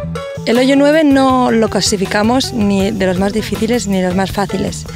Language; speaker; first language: Spanish; native; Spanish